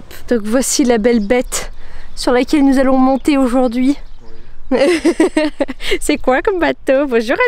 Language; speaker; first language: French; native; French